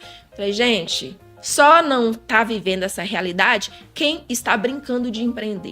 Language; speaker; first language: Portuguese; native; Portuguese